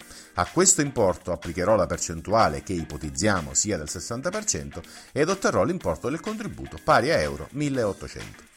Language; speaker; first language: Italian; native; Italian